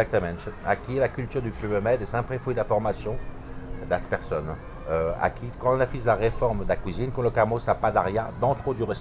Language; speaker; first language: Portuguese; non-native, fluent; French